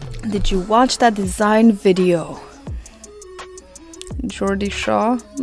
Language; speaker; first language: English; non-native, fluent; Romanian